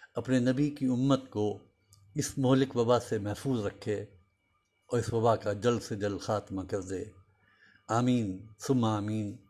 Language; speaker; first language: Urdu; native; Urdu